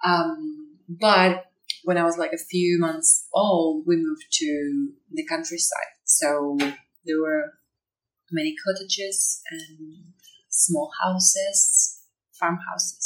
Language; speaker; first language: English; non-native, fluent; Spanish